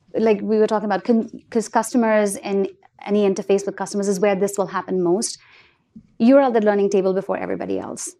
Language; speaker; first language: English; non-native, local second language; Hindi